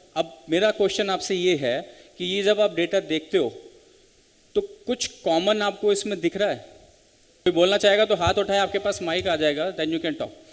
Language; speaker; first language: Hindi; native; Hindi